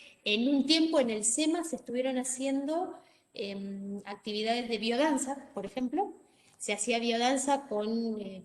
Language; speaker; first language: Spanish; native; Spanish